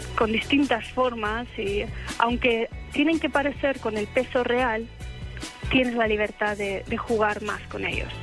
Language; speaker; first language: Spanish; native; Spanish